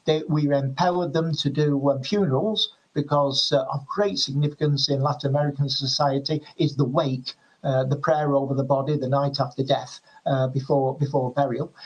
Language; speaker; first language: English; native; English